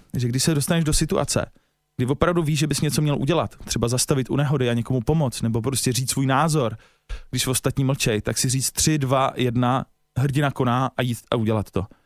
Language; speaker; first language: Czech; native; Czech